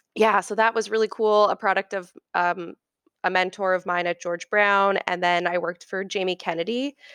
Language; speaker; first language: English; native; English